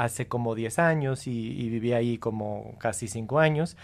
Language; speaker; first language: Spanish; non-native, fluent; English